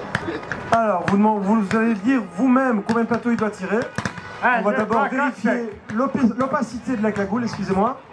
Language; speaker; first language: French; native; French